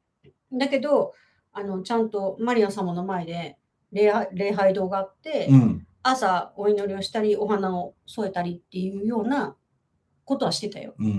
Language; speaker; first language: Japanese; native; Japanese